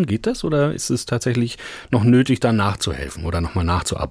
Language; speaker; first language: German; native; German